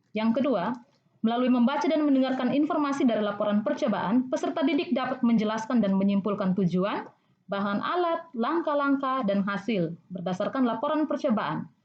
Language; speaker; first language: Indonesian; native; Indonesian